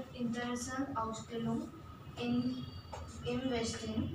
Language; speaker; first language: German; non-native, learner; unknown